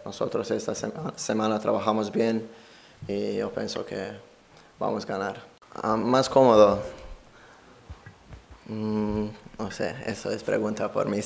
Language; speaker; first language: Spanish; non-native, learner; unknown